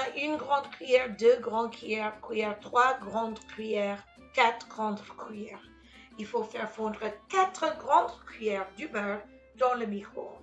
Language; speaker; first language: French; non-native, fluent; English